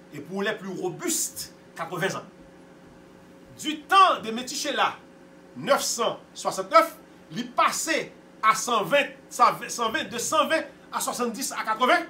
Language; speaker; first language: French; non-native, local second language; Haitian Creole